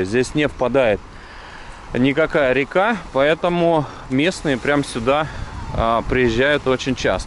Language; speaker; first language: Russian; native; Russian